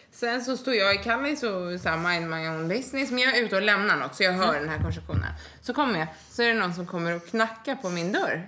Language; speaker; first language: Swedish; native; Swedish